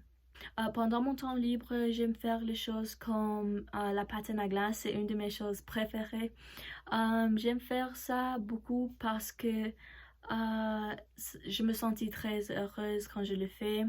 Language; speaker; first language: French; non-native, learner; Spanish